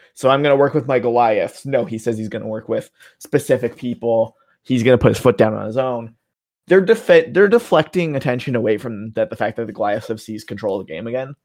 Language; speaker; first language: English; native; English